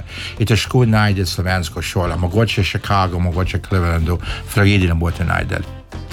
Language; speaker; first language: Slovenian; early bilingual, heritage; Slovenian